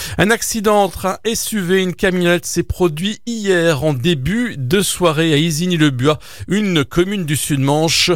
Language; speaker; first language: French; native; French